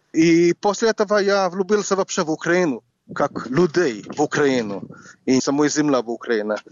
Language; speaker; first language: Russian; non-native, fluent; Hebrew